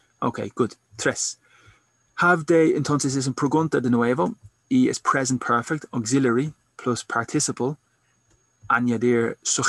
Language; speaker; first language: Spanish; non-native, learner; English